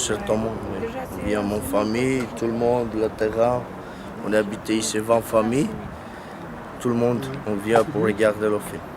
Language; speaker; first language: French; non-native, learner; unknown